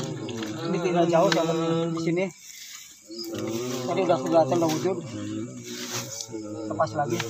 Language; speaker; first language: Indonesian; native; Indonesian